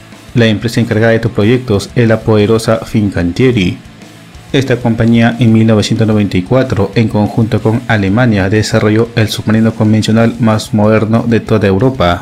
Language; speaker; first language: Spanish; native; Spanish